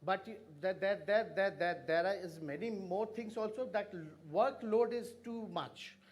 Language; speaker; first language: English; non-native, local second language; Hindi